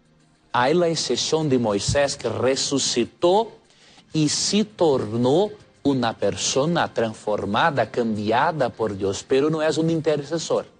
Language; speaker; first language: Spanish; non-native, fluent; Portuguese